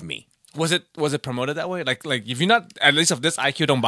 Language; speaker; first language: English; native; English